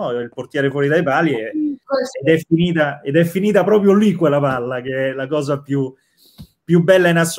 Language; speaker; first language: Italian; native; Italian